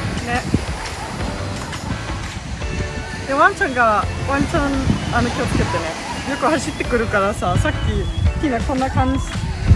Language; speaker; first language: Japanese; non-native, fluent; Russian